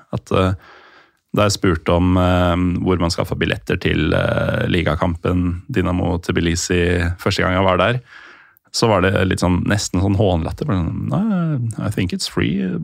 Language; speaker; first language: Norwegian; native; Norwegian